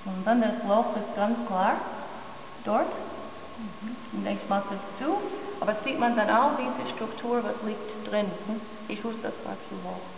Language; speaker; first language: German; non-native, learner; English